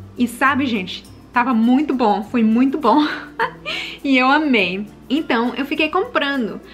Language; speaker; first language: Portuguese; early bilingual, heritage; Portuguese